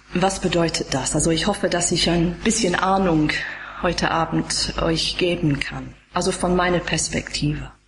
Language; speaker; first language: German; non-native, fluent; English